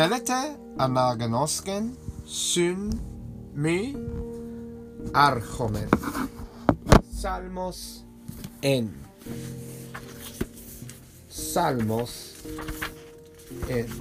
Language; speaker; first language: Greek; non-native, learner; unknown